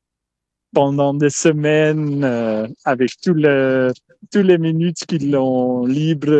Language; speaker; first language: French; non-native, local second language; Dutch